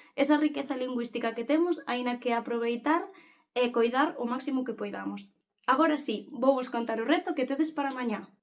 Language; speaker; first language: Galician; early bilingual, other home language; Spanish